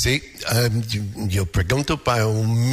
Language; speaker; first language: Spanish; non-native, learner; English